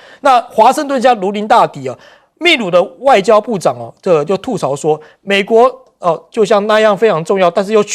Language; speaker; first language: Chinese; native; Chinese